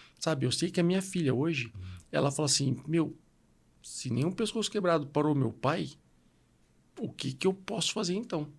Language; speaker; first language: Portuguese; native; Portuguese